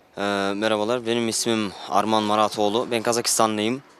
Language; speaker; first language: Turkish; non-native, fluent; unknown